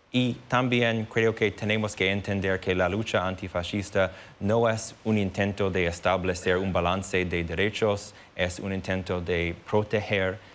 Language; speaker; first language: Spanish; non-native, fluent; English